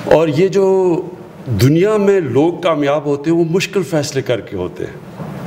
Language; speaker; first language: Urdu; native; Urdu